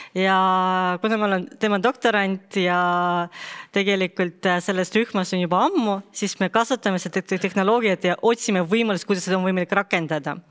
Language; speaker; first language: Estonian; non-native, local second language; Russian